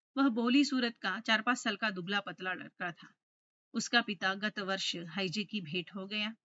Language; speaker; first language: Hindi; non-native, local second language; Telugu